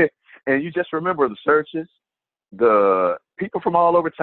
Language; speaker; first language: English; native; English